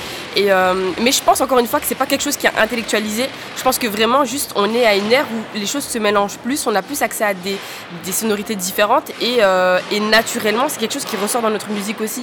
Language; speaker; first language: French; native; French